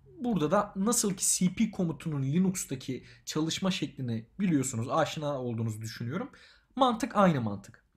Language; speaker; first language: Turkish; native; Turkish